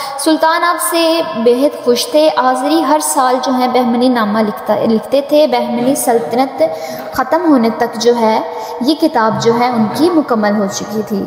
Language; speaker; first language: Urdu; native; Urdu